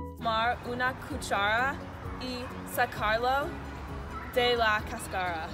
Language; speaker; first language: Spanish; non-native, learner; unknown